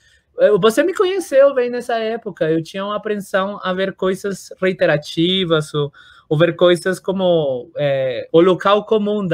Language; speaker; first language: Portuguese; non-native, fluent; Spanish